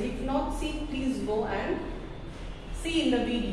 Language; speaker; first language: English; non-native, local second language; Bangla